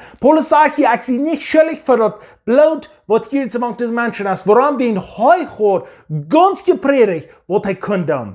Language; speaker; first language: German; non-native, learner; English